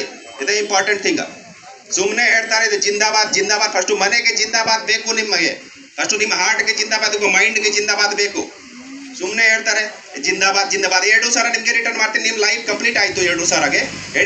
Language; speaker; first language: Kannada; non-native, learner; Hindi